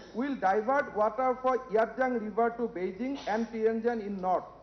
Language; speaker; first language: English; non-native, local second language; Assamese